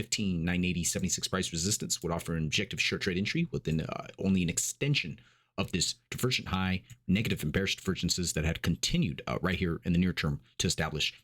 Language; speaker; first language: English; native; English